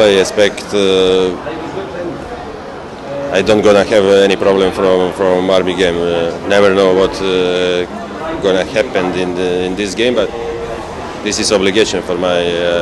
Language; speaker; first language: English; non-native, fluent; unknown